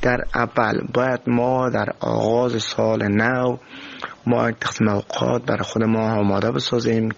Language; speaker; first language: Persian; native; Persian